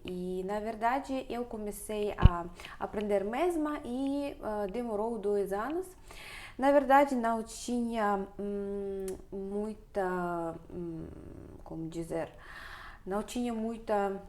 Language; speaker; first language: Portuguese; non-native, fluent; Russian